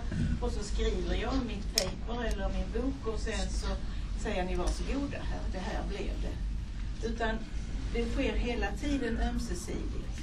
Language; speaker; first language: Swedish; native; Swedish